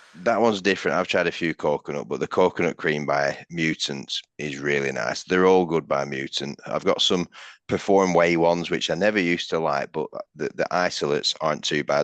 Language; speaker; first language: English; native; English